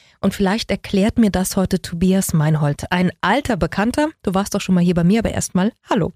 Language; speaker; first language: German; native; German